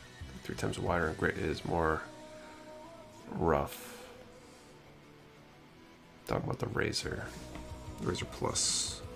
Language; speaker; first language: English; native; English